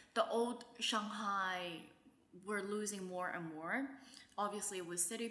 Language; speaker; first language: English; non-native, local second language; Wu Chinese